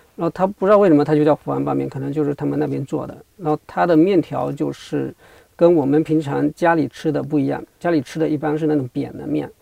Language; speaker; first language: Chinese; native; Chinese